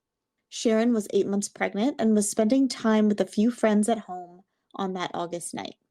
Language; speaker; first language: English; native; English